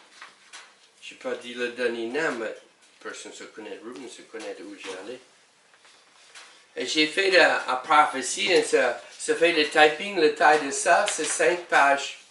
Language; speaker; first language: French; non-native, learner; English